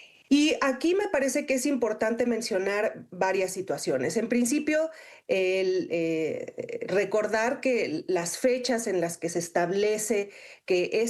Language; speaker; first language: Spanish; native; Spanish